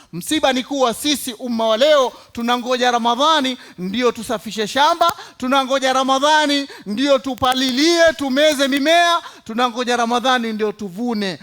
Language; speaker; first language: Swahili; native; Swahili